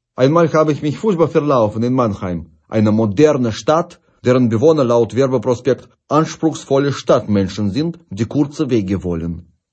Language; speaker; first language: German; non-native, fluent; Russian